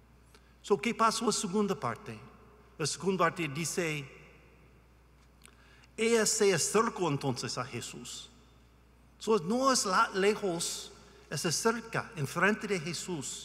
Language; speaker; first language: Spanish; non-native, learner; English